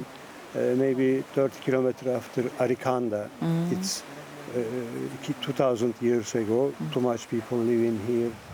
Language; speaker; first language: English; non-native, learner; Turkish